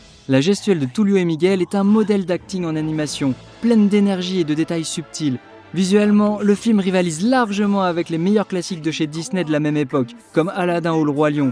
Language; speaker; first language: French; native; French